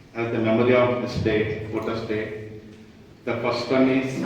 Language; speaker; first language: English; non-native, local second language; Kannada